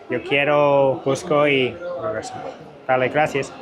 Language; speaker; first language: Spanish; non-native, learner; English